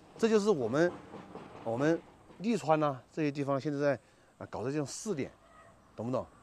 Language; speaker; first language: Chinese; native; Chinese